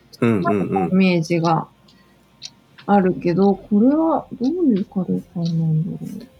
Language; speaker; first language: Japanese; native; Japanese